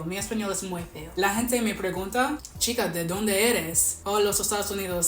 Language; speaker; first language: Spanish; non-native, learner; English